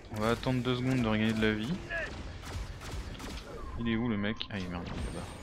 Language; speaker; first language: French; native; French